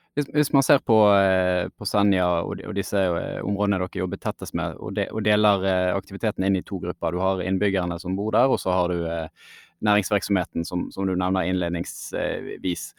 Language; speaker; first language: Norwegian; native; Norwegian